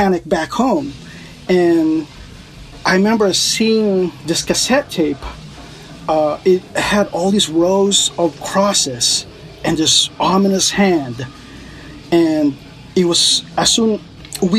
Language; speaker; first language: English; early bilingual, other home language; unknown